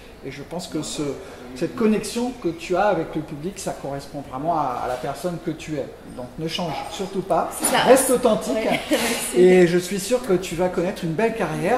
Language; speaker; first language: French; native; French